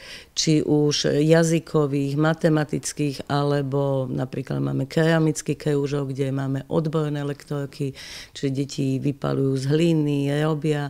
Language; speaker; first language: Slovak; native; Slovak